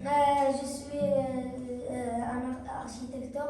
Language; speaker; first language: French; non-native, learner; Arabic